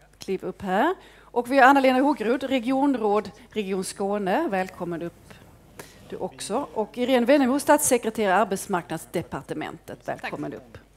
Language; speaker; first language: Swedish; native; Swedish